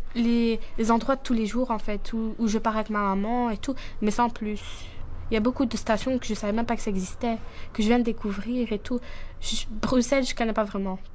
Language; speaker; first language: French; native; French